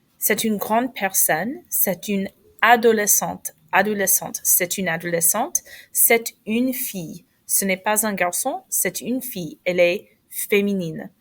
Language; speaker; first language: French; non-native, fluent; English